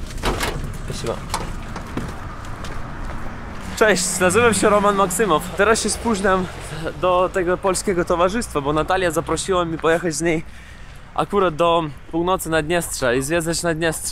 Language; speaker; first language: Polish; non-native, learner; Russian